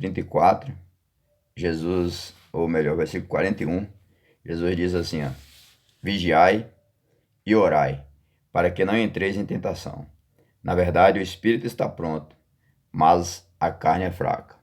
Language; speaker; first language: Portuguese; native; Portuguese